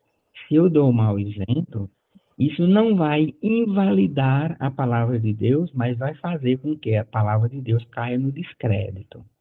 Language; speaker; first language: Portuguese; native; Portuguese